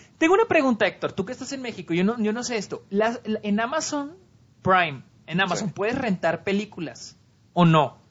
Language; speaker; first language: Spanish; native; Spanish